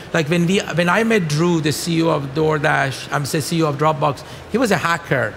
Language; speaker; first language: English; non-native, fluent; Persian